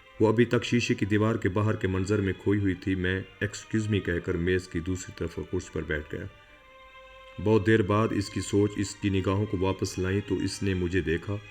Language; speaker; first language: Urdu; non-native, local second language; Sindhi